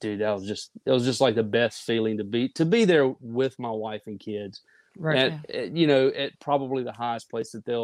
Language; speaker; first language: English; native; English